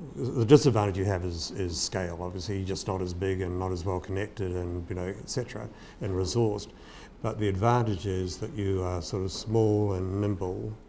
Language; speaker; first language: English; native; English